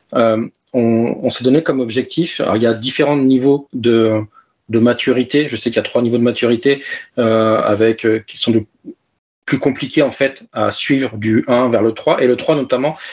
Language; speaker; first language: French; native; French